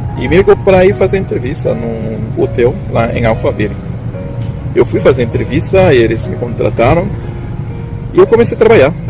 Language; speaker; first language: Portuguese; non-native, fluent; Haitian Creole